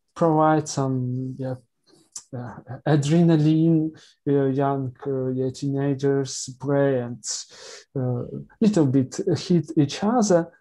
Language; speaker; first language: English; non-native, learner; Ukrainian